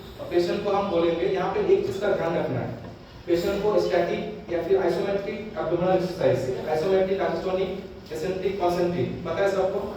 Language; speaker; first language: Hindi; non-native, local second language; Bangla